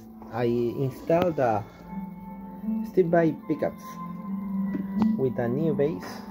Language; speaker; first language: English; non-native, learner; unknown